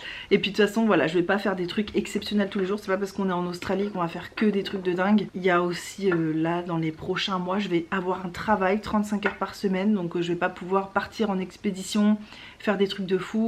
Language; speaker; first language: French; native; French